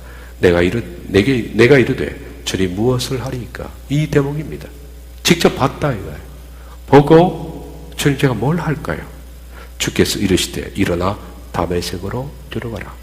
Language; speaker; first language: Korean; native; Korean